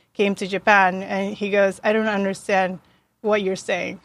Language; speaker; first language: English; non-native, fluent; Japanese